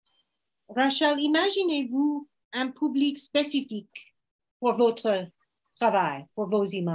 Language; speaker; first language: French; non-native, fluent; English